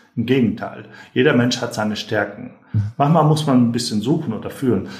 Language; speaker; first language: German; native; German